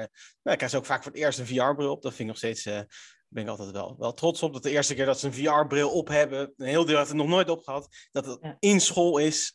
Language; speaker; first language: Dutch; native; Dutch